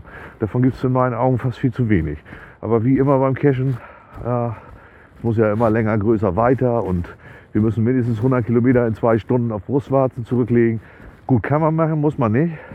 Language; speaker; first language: German; native; German